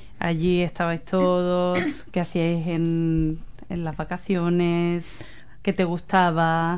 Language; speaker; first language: Spanish; native; Spanish